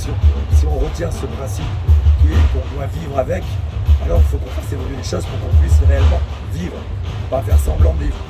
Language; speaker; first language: French; native; French